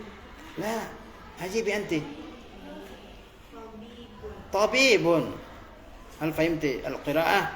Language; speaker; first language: Arabic; non-native, fluent; Indonesian